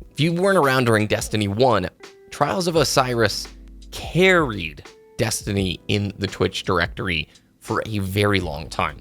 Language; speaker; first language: English; native; English